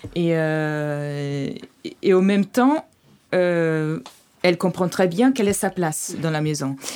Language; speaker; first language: French; non-native, fluent; Portuguese